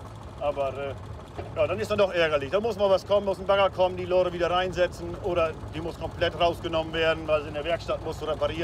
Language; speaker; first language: German; native; German